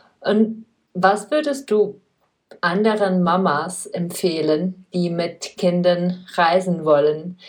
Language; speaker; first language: German; non-native, fluent; Czech